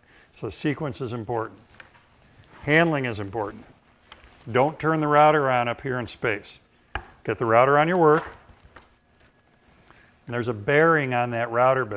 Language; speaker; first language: English; native; English